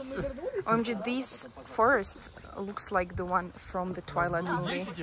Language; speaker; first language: English; non-native, fluent; Russian